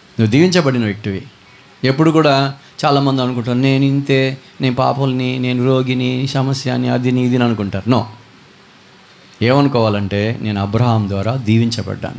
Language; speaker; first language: Telugu; native; Telugu